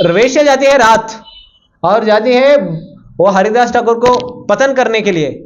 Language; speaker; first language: Hindi; non-native, local second language; Kannada